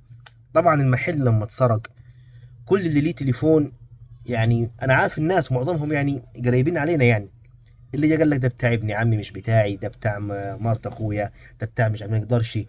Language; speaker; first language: Arabic; native; Arabic